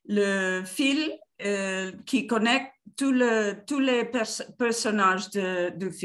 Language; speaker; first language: French; non-native, learner; Spanish